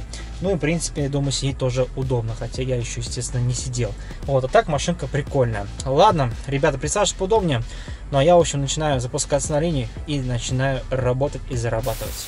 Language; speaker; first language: Russian; native; Russian